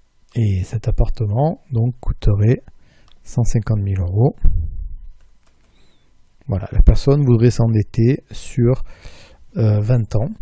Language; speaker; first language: French; native; French